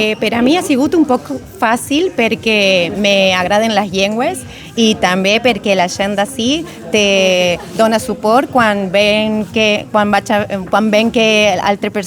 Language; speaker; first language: Catalan; non-native, fluent; Spanish